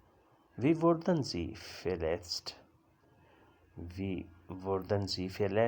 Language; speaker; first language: German; non-native, learner; Urdu